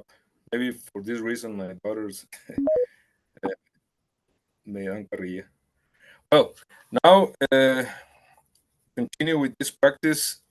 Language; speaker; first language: English; non-native, learner; Spanish